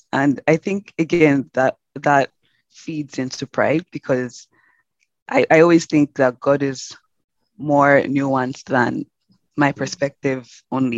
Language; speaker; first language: English; non-native, local second language; Yoruba